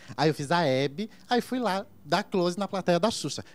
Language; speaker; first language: Portuguese; native; Portuguese